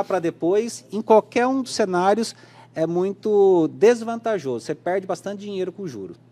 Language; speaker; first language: Portuguese; native; Portuguese